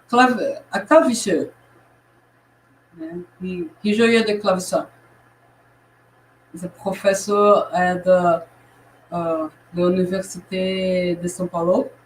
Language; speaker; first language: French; non-native, learner; Portuguese